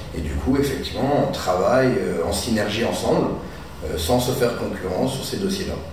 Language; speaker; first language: French; native; French